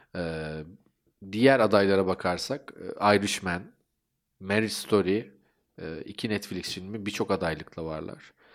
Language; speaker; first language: Turkish; native; Turkish